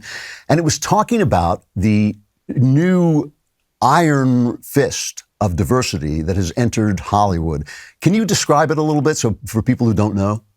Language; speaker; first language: English; native; English